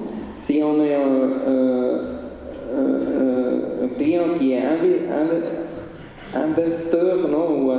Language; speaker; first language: French; non-native, local second language; Swiss German